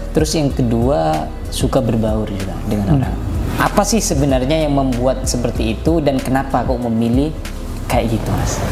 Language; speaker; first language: Indonesian; native; Indonesian